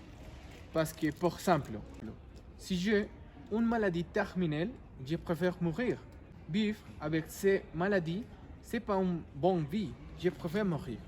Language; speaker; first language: French; non-native, learner; Spanish